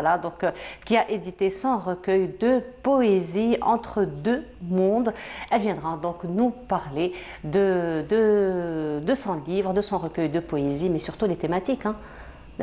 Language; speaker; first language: French; native; French